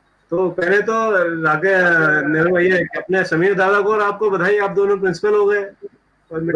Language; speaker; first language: Hindi; native; Hindi